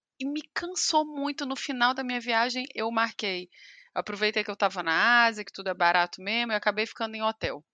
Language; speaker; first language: Portuguese; native; Portuguese